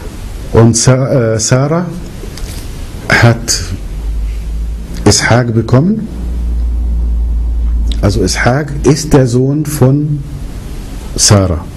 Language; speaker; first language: German; early bilingual, other home language; Arabic